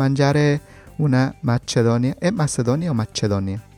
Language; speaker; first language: Italian; non-native, learner; Spanish